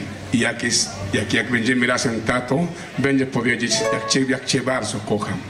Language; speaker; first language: Polish; non-native, learner; Spanish